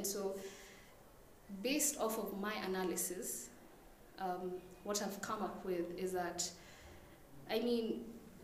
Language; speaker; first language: English; non-native, local second language; Somali